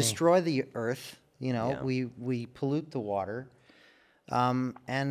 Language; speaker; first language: English; native; English